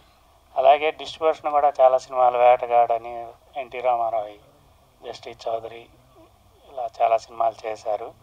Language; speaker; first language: Telugu; native; Telugu